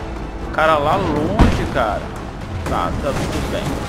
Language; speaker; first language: Portuguese; native; Portuguese